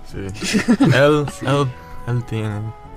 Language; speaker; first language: Spanish; non-native, learner; English